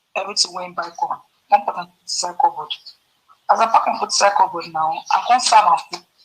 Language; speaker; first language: Nigerian Pidgin; non-native, local second language; Yoruba